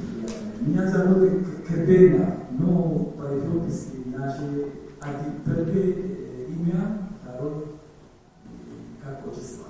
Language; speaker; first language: Russian; non-native, learner; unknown